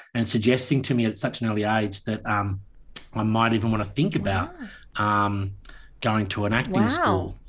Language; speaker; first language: English; native; English